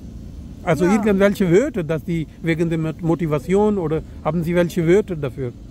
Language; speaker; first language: German; non-native, fluent; Urdu